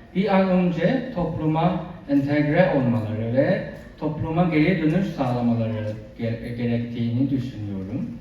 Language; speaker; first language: Turkish; non-native, fluent; Chinese